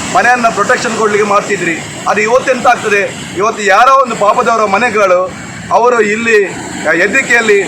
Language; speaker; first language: Kannada; non-native, local second language; Tulu